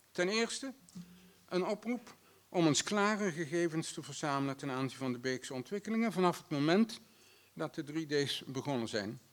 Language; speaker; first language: Dutch; native; Dutch